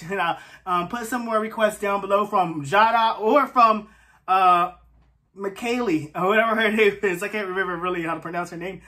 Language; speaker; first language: English; native; English